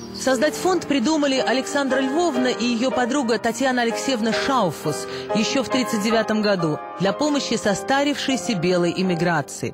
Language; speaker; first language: Russian; native; Russian